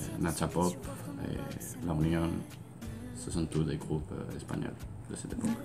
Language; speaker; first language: French; non-native, fluent; Spanish